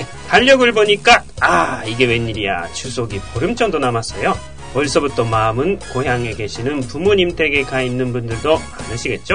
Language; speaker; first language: Korean; non-native, fluent; Japanese